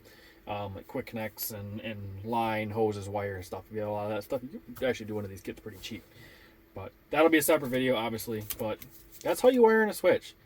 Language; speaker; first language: English; native; English